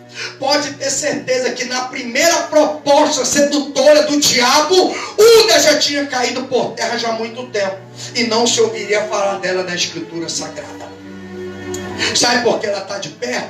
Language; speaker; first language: Portuguese; native; Portuguese